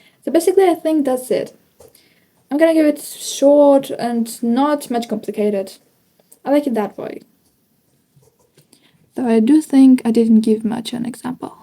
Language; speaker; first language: English; non-native, fluent; Ukrainian